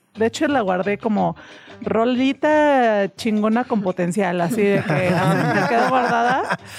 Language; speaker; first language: Spanish; native; Spanish